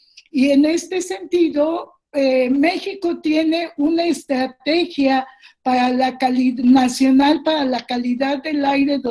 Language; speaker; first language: Spanish; native; Spanish